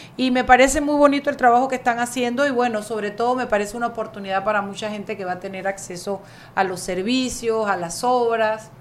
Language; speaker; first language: Spanish; native; Spanish